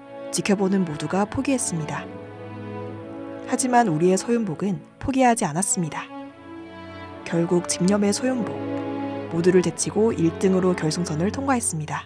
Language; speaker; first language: Korean; native; Korean